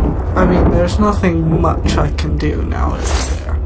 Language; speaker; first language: English; native; English